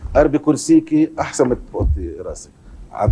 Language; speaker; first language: Arabic; native; Arabic